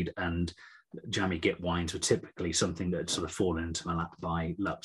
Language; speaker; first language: English; native; English